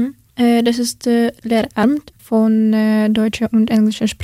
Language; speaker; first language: German; non-native, learner; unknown